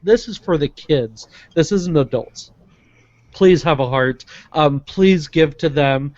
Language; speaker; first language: English; native; English